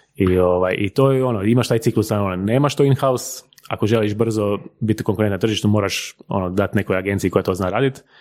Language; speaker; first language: Croatian; native; Croatian